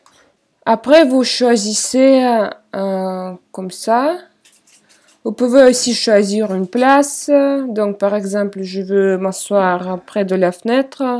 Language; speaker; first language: French; non-native, fluent; Russian